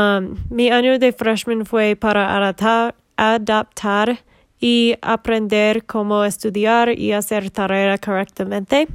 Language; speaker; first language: Spanish; non-native, learner; English